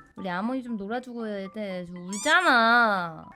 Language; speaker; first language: Korean; native; Korean